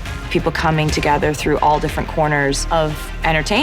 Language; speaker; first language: English; native; English